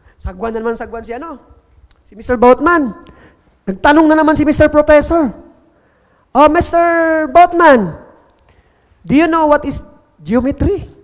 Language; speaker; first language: Filipino; non-native, local second language; Cebuano